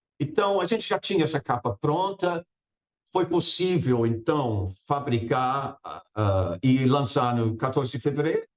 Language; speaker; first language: Portuguese; non-native, fluent; English